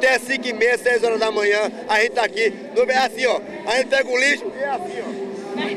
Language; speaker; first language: Portuguese; native; Portuguese